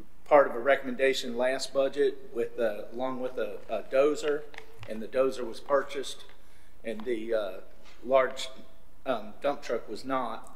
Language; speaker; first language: English; native; English